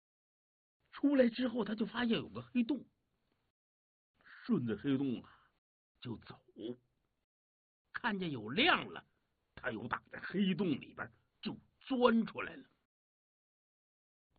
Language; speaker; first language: Chinese; native; Chinese